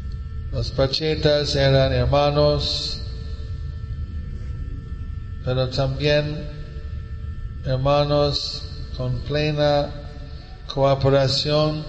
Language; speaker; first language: Spanish; non-native, learner; English